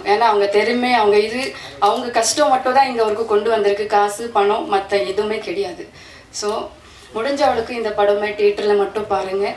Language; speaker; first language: Tamil; non-native, fluent; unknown